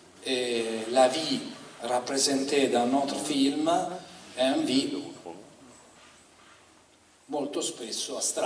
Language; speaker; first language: French; non-native, learner; Italian